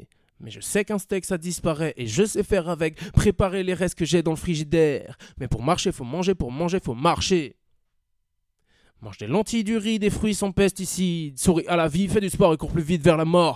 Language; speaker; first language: French; native; French